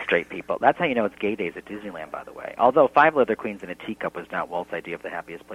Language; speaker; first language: English; native; English